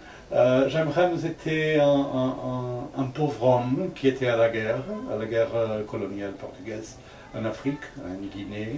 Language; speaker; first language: French; non-native, fluent; Portuguese